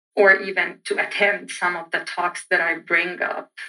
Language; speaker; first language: English; non-native, fluent; Arabic